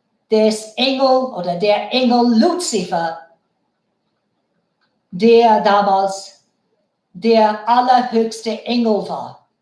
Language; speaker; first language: German; non-native, fluent; Bangla